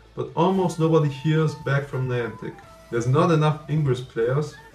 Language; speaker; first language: English; non-native, fluent; German